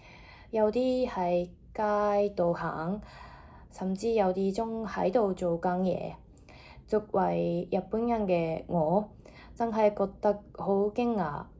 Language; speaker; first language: Cantonese; non-native, fluent; Japanese